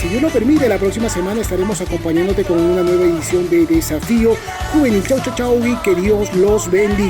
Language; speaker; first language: Spanish; native; Spanish